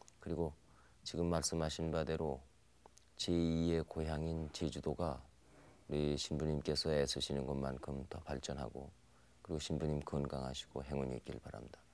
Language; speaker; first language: Korean; native; Korean